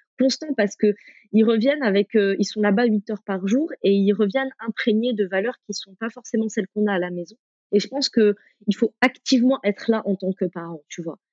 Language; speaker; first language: French; early bilingual, other home language; Arabic